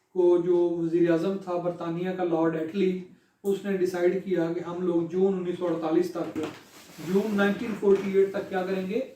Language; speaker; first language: Urdu; non-native, local second language; Punjabi